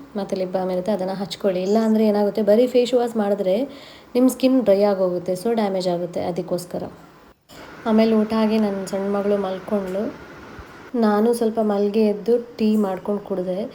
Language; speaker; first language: Kannada; non-native, local second language; Tulu